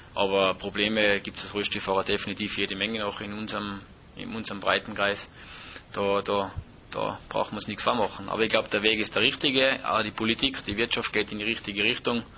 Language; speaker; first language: German; native; German